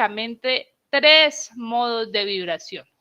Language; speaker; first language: Spanish; native; Spanish